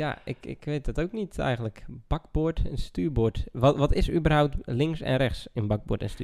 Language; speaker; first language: Dutch; native; Dutch